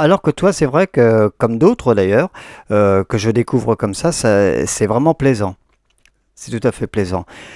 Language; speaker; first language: French; native; French